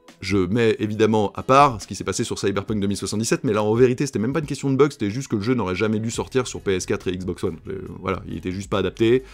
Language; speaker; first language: French; native; French